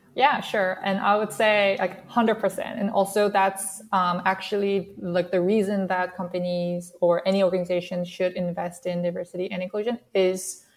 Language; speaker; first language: English; non-native, fluent; Korean